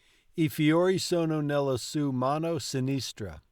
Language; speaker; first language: Italian; non-native, learner; English